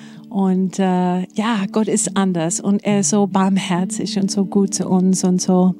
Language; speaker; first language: German; non-native, fluent; English